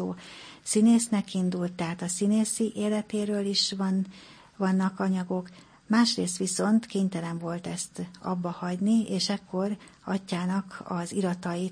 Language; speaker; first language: Hungarian; native; Hungarian